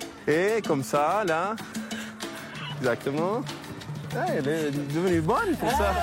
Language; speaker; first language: French; non-native, fluent; Spanish